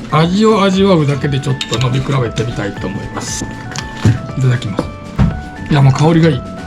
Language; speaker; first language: Japanese; native; Japanese